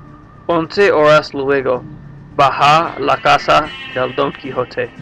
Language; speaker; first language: Spanish; non-native, learner; English